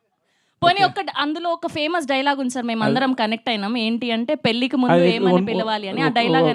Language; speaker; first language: Telugu; native; Telugu